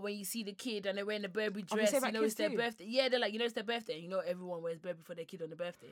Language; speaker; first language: English; non-native, local second language; Yoruba